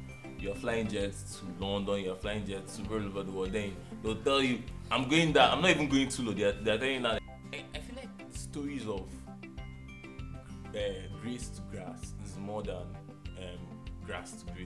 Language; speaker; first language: English; non-native, local second language; Igbo